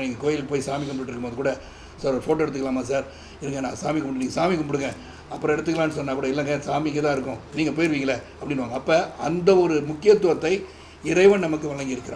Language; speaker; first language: Tamil; native; Tamil